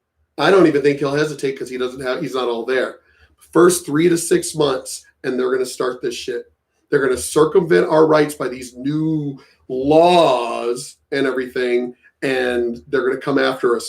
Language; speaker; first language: English; native; English